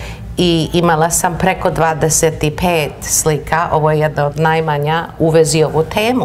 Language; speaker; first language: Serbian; early bilingual, heritage; Serbian